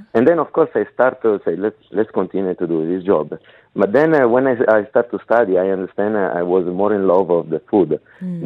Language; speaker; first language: English; non-native, learner; Italian